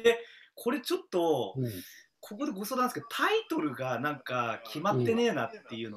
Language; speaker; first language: Japanese; native; Japanese